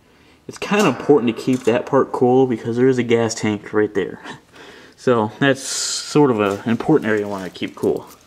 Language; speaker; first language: English; native; English